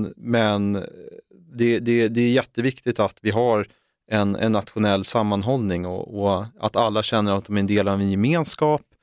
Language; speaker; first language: Swedish; native; Swedish